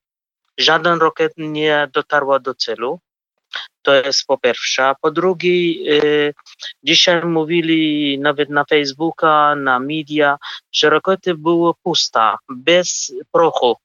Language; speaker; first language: Polish; non-native, fluent; Kurdish